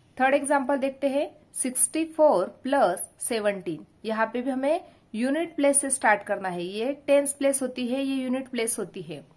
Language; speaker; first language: Hindi; non-native, local second language; Marathi